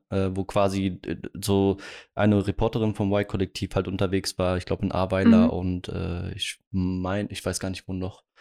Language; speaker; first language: German; native; German